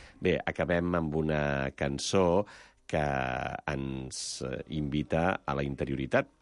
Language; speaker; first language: Catalan; native; Catalan